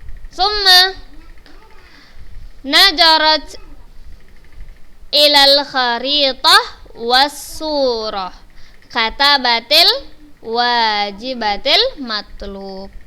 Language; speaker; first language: Arabic; non-native, fluent; Indonesian